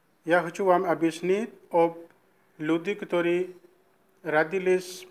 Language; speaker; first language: Russian; non-native, learner; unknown